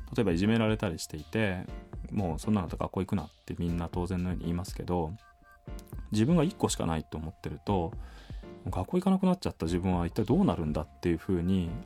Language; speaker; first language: Japanese; native; Japanese